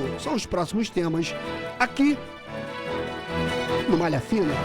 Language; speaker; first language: Portuguese; native; Portuguese